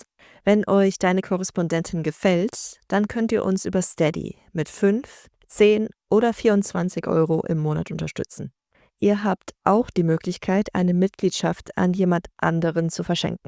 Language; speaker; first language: German; native; German